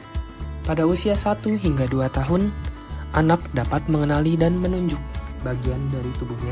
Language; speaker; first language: Indonesian; native; Indonesian